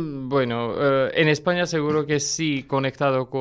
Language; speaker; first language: Spanish; non-native, fluent; Armenian